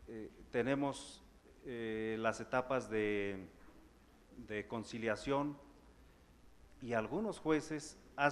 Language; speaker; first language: Spanish; native; Spanish